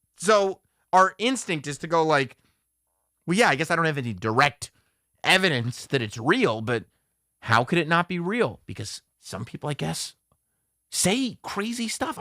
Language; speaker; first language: English; native; English